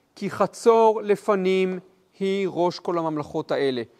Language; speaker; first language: Hebrew; native; Hebrew